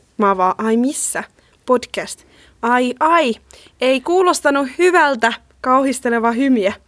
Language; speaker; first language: Finnish; native; Finnish